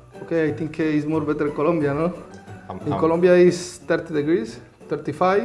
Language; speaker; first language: English; non-native, learner; Spanish